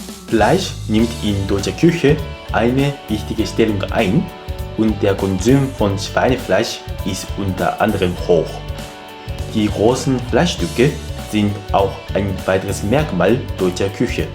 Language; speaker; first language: German; non-native, fluent; Japanese